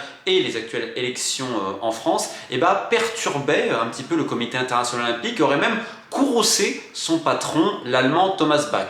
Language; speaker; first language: French; native; French